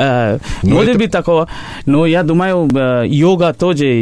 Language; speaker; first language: Russian; non-native, learner; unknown